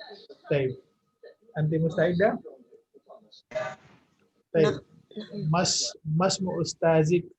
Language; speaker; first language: Arabic; non-native, fluent; Indonesian